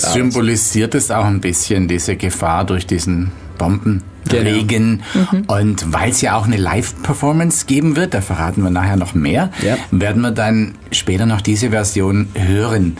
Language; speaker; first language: German; native; German